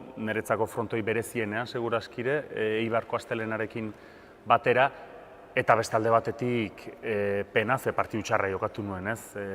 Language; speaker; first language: Basque; native; Basque